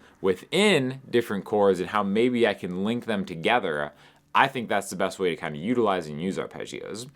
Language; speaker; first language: English; native; English